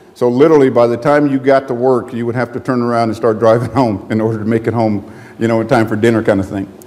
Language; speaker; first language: English; native; English